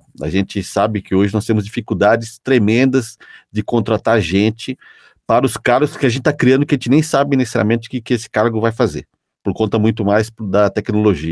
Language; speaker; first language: Portuguese; native; Portuguese